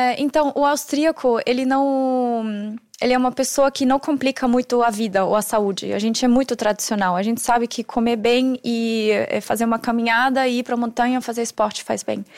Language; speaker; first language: Portuguese; non-native, fluent; German